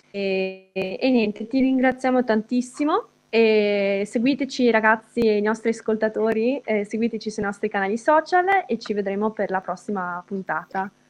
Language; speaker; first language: Italian; native; Italian